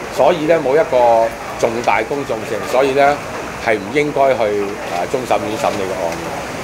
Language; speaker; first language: Cantonese; native; Cantonese